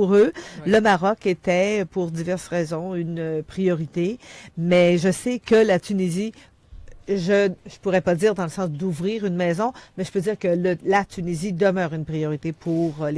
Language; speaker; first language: French; native; French